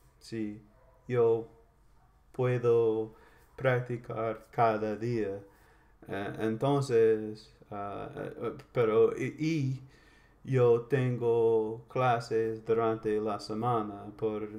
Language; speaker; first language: Spanish; non-native, learner; English